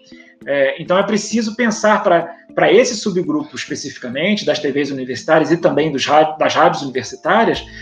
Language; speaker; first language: Portuguese; native; Portuguese